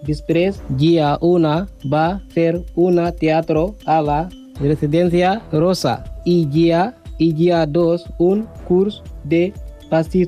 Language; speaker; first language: Catalan; non-native, learner; Spanish